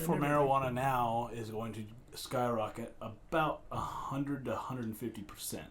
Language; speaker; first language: English; native; English